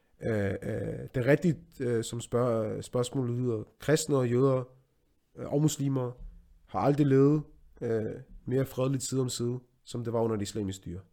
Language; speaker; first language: Danish; early bilingual, other home language; Arabic